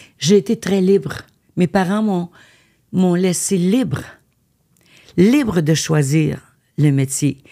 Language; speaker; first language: French; native; French